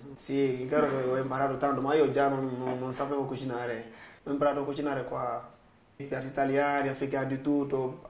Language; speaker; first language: Italian; non-native, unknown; Wolof